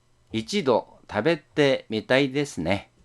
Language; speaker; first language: Japanese; non-native, fluent; Korean